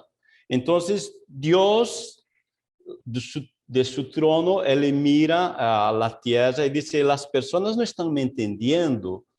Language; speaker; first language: Spanish; non-native, fluent; Portuguese